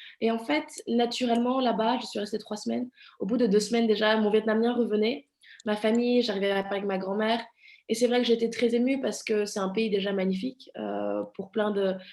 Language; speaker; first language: French; early bilingual, other home language; Vietnamese